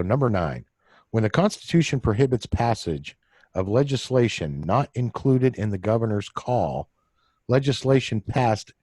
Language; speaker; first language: English; native; English